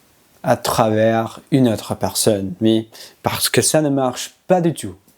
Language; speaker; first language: French; non-native, learner; English